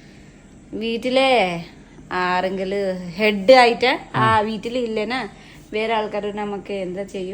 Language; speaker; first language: Malayalam; non-native, learner; Nepali